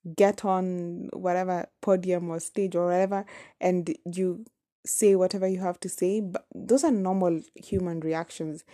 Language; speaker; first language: English; non-native, local second language; Kamba